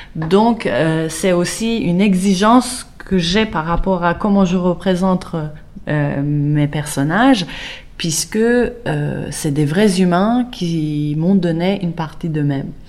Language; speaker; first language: French; non-native, fluent; Persian